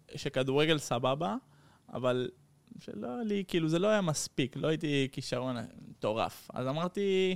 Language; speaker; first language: Hebrew; early bilingual, heritage; Hebrew